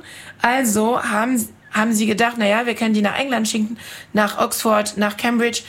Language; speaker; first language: German; non-native, fluent; French